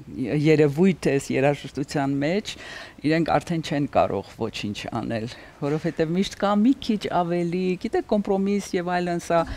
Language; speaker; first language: Armenian; native; Armenian